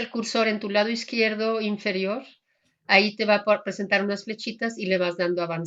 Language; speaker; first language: Spanish; native; Spanish